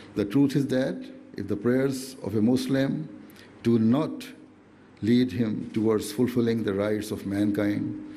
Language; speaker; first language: English; non-native, local second language; Urdu